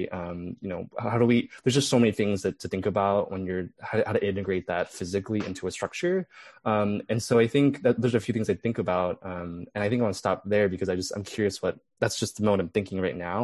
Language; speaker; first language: English; native; English